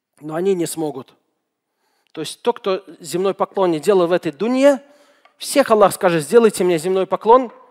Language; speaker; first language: Russian; native; Russian